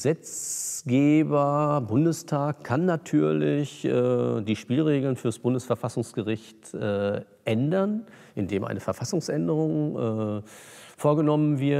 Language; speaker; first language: German; native; German